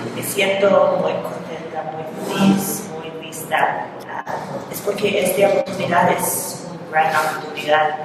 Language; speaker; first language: Spanish; non-native, learner; English